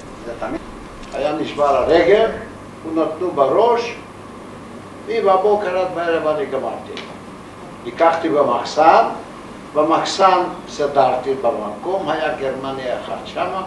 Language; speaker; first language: Hebrew; non-native, learner; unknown